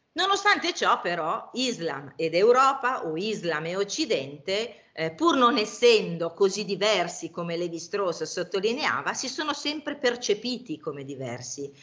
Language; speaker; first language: Italian; native; Italian